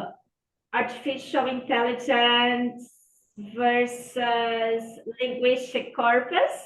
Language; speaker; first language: English; non-native, fluent; Portuguese